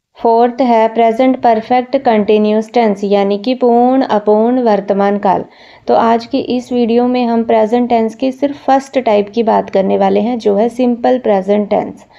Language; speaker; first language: Hindi; non-native, local second language; Punjabi